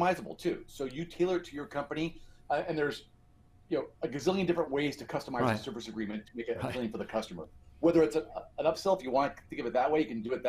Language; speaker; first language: English; native; English